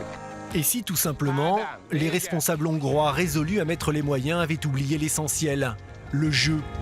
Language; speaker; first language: French; native; French